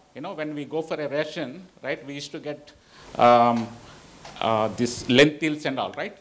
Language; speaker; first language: English; non-native, local second language; Telugu